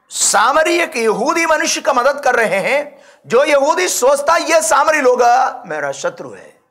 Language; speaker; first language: Hindi; non-native, local second language; Malayalam